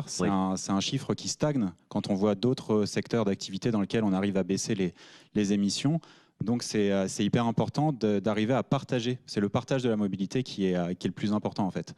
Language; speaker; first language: French; native; French